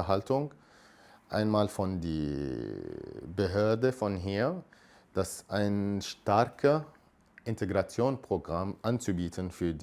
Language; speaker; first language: German; non-native, learner; Arabic